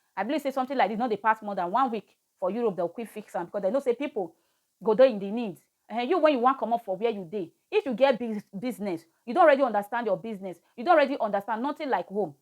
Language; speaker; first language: Nigerian Pidgin; native; Nigerian Pidgin